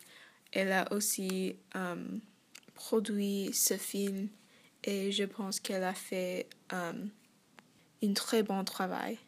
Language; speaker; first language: French; non-native, learner; English